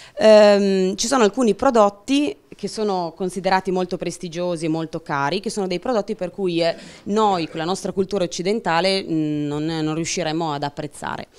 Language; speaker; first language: Italian; native; Italian